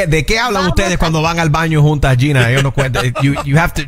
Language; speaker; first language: Spanish; native; Spanish